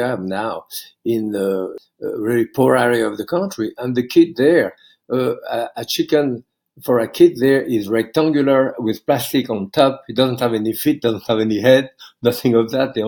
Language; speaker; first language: English; non-native, fluent; French